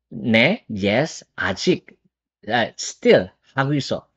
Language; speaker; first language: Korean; non-native, fluent; Filipino